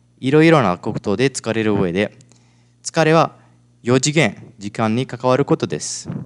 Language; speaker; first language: Japanese; non-native, fluent; Italian